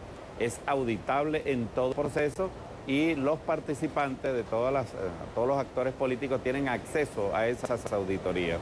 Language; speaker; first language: Spanish; native; Spanish